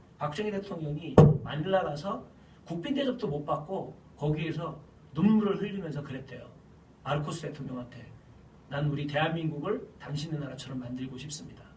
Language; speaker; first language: Korean; native; Korean